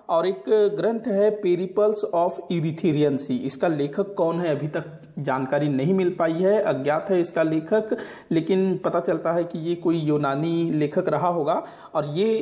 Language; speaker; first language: Hindi; non-native, local second language; Marathi